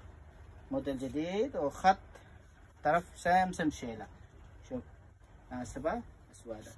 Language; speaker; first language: Arabic; non-native, learner; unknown